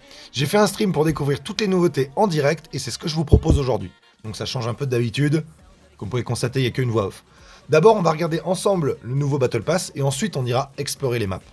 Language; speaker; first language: French; native; French